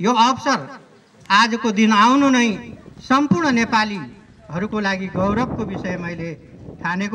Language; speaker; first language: Nepali; native; Nepali